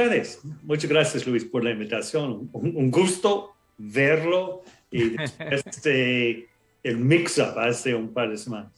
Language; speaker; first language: Spanish; non-native, fluent; English